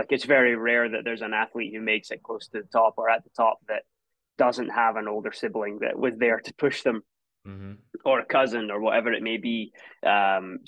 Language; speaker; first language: English; native; English